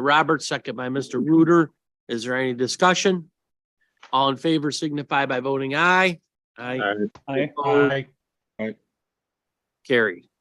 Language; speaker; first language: English; native; English